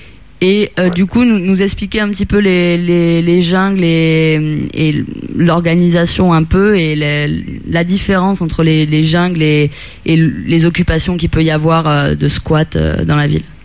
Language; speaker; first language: French; non-native, fluent; Italian